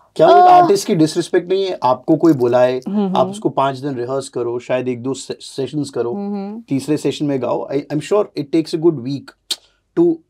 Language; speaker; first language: Hindi; native; Hindi